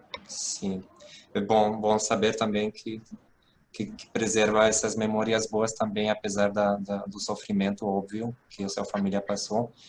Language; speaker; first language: Portuguese; non-native, fluent; Hungarian